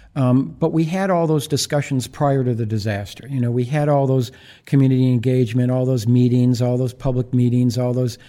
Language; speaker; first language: English; native; English